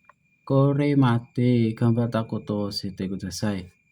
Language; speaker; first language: Japanese; non-native, learner; Indonesian